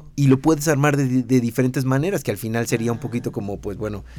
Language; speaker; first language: Spanish; native; Spanish